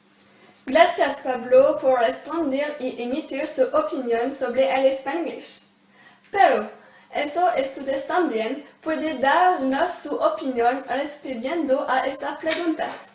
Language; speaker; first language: Spanish; non-native, learner; French